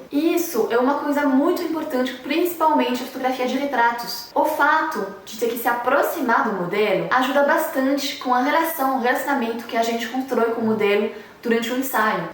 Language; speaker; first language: Portuguese; non-native, fluent; French